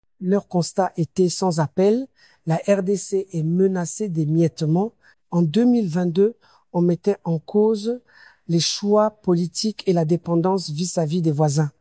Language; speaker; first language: French; non-native, local second language; Lingala